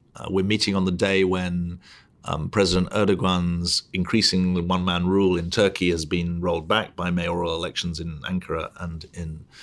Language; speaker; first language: English; native; English